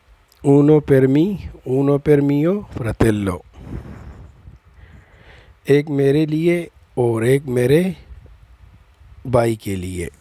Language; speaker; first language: Italian; non-native, learner; Urdu